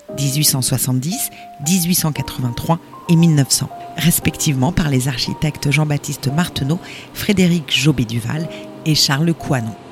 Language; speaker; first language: French; native; French